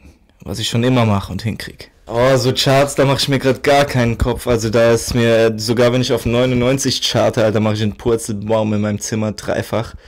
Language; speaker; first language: German; native; German